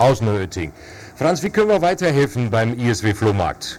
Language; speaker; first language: German; native; German